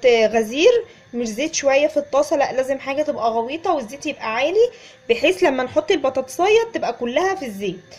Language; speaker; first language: Arabic; native; Arabic